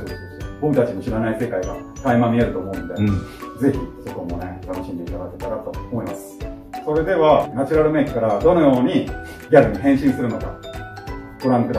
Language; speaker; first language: Japanese; native; Japanese